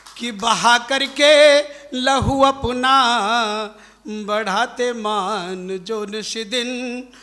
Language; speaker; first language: Hindi; native; Hindi